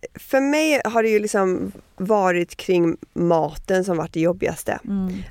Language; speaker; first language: Swedish; early bilingual, heritage; Swedish